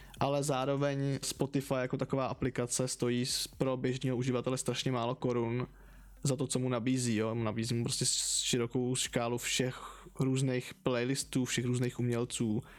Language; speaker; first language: Czech; native; Czech